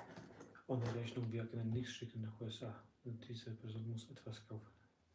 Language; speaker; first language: German; non-native, learner; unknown